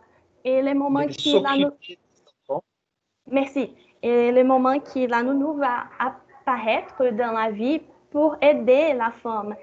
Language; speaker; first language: French; non-native, learner; Portuguese